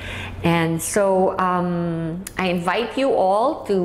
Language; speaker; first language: English; non-native, local second language; Filipino